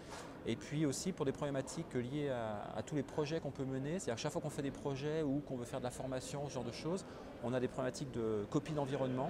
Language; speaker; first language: French; native; French